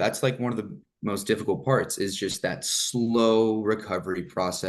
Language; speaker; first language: English; native; English